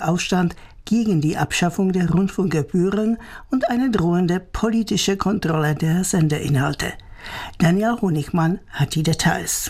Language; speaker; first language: German; native; German